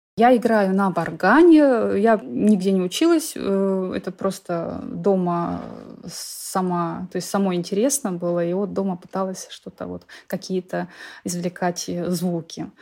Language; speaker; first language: Russian; native; Russian